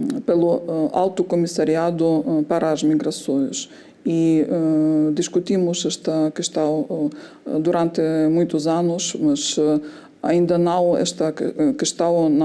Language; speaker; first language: Portuguese; non-native, fluent; Ukrainian